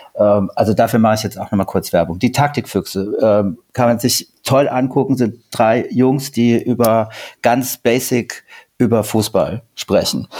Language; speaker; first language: German; native; German